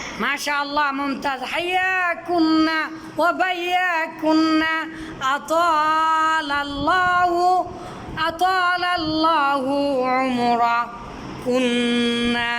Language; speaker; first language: Arabic; non-native, fluent; Bangla